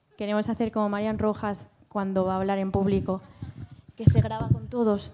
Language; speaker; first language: Spanish; native; Spanish